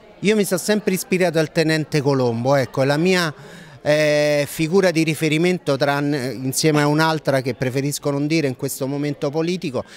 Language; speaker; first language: Italian; native; Italian